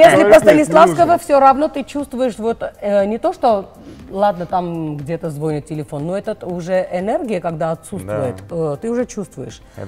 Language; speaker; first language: Russian; non-native, local second language; Armenian